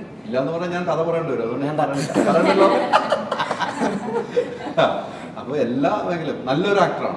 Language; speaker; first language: Malayalam; native; Malayalam